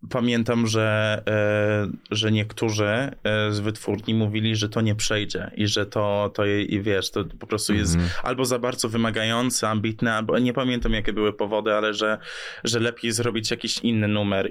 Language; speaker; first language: Polish; early bilingual, heritage; English